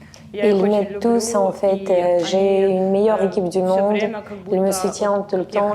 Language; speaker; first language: French; non-native, fluent; Ukrainian